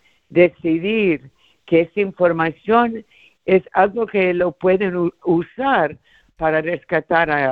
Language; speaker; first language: Spanish; early bilingual, heritage; Spanish